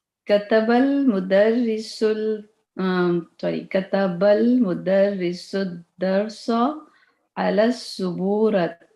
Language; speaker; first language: Arabic; non-native, learner; Urdu